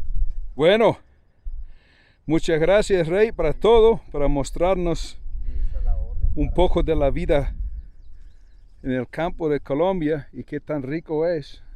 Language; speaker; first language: Spanish; non-native, fluent; English